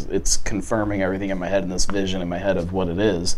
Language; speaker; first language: English; native; English